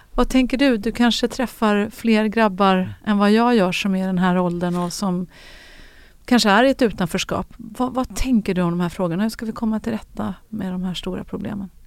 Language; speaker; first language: Swedish; native; Swedish